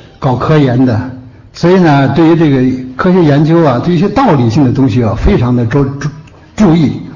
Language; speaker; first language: Chinese; native; Chinese